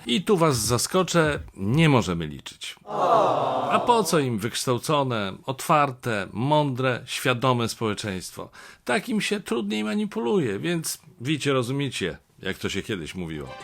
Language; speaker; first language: Polish; native; Polish